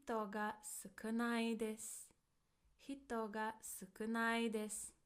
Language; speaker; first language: Japanese; non-native, fluent; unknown